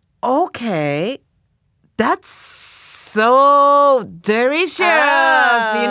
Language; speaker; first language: English; non-native, learner; Japanese